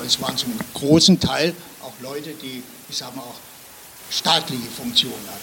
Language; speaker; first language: German; native; German